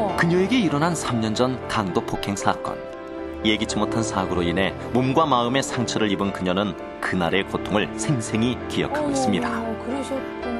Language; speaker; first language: Korean; native; Korean